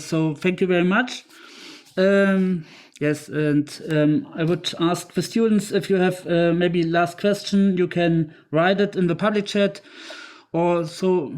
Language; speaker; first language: English; non-native, fluent; German